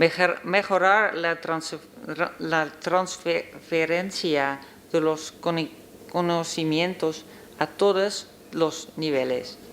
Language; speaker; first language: Spanish; non-native, learner; Dutch